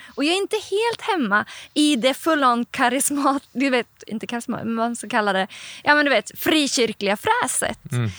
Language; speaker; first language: Swedish; non-native, fluent; Norwegian